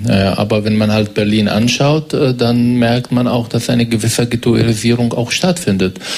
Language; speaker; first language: German; non-native, fluent; Arabic